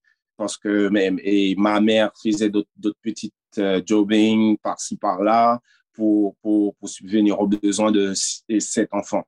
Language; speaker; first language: French; non-native, local second language; Haitian Creole